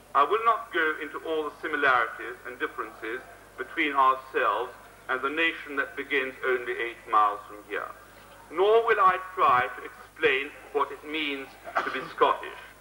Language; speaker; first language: English; native; English